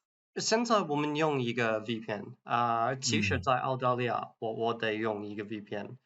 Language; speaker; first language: Chinese; non-native, learner; English